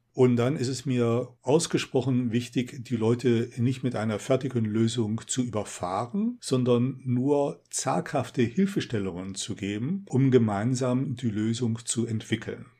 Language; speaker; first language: German; native; German